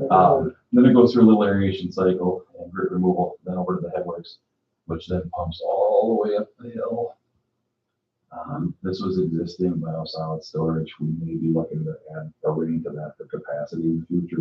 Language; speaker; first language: English; native; English